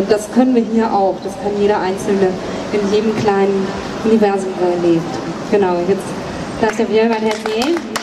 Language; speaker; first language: German; native; German